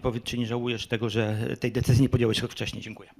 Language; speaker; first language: Polish; native; Polish